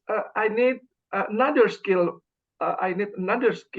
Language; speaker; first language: English; non-native, learner; Indonesian